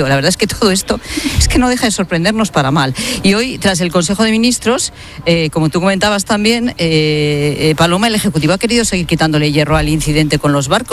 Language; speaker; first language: Spanish; native; Spanish